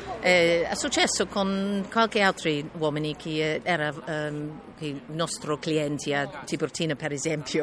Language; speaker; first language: Italian; non-native, learner; English